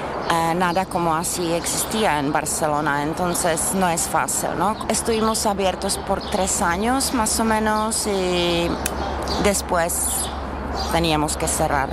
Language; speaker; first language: Spanish; non-native, fluent; Czech